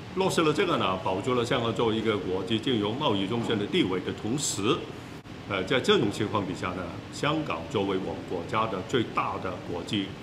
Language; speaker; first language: Chinese; non-native, local second language; Cantonese